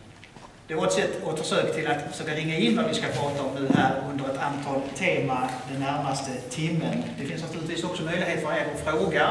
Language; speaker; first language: Swedish; native; Swedish